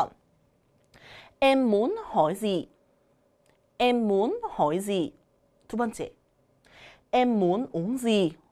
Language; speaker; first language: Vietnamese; non-native, learner; Korean